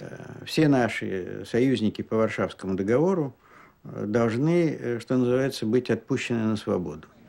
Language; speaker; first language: Russian; native; Russian